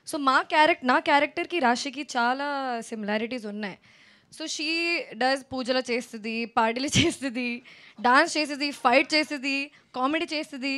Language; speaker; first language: Telugu; non-native, learner; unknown